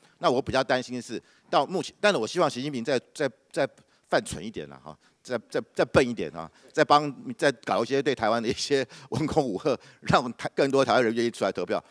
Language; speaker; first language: Chinese; native; Chinese